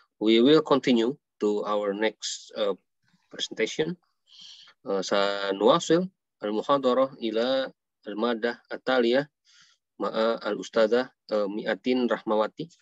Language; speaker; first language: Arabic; non-native, fluent; Indonesian